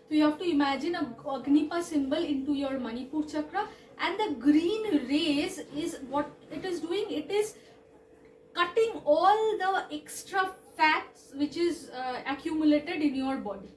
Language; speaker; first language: English; non-native, local second language; Bangla